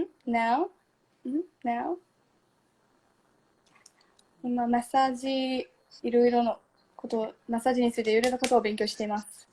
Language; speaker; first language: Japanese; non-native, local second language; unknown